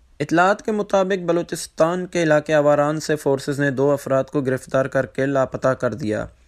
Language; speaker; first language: Urdu; non-native, local second language; Baluchi